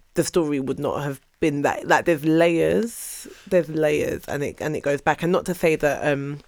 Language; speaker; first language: English; early bilingual, other home language; Yoruba